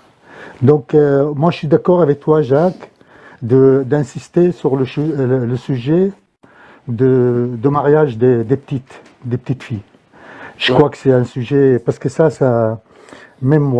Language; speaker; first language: French; non-native, fluent; Arabic